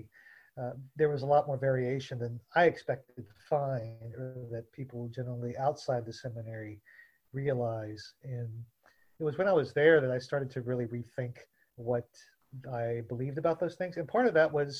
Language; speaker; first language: English; native; English